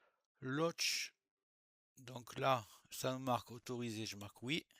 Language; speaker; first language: French; native; French